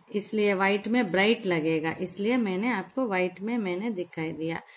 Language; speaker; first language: Hindi; non-native, local second language; Telugu